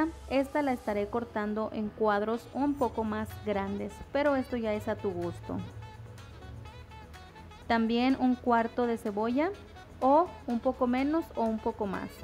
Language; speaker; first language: Spanish; native; Spanish